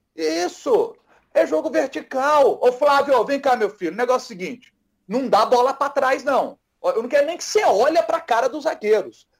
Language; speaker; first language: Portuguese; native; Portuguese